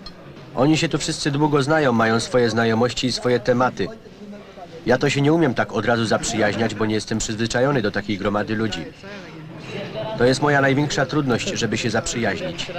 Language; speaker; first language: Polish; native; Polish